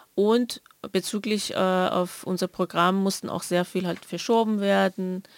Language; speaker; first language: German; non-native, fluent; Persian